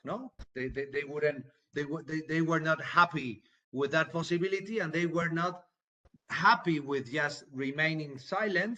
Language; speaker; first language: English; non-native, fluent; Spanish